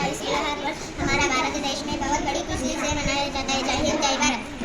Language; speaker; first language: Hindi; non-native, local second language; Kannada